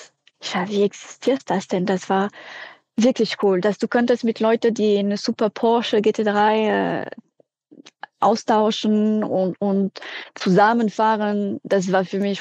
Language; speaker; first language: German; non-native, fluent; French